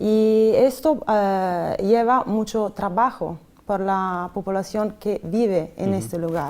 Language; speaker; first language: Spanish; non-native, fluent; Italian